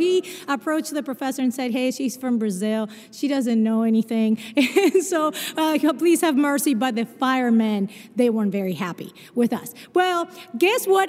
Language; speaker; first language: English; non-native, fluent; Spanish